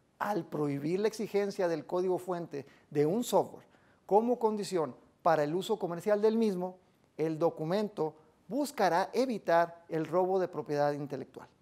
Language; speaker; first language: Spanish; native; Spanish